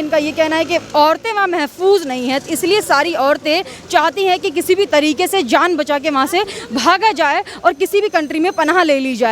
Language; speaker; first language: Hindi; native; Hindi